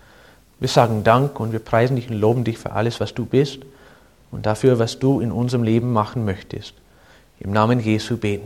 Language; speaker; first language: German; non-native, fluent; English